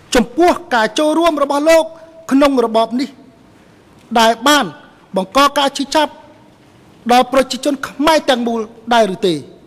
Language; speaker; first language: Khmer; native; Khmer